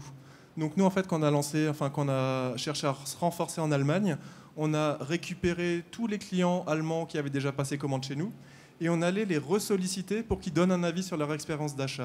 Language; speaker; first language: French; native; French